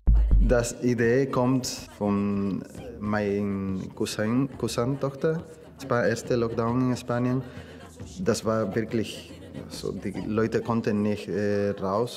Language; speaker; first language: German; non-native, fluent; Spanish